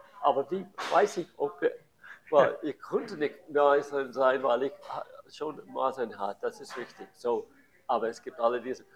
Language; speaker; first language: German; non-native, learner; English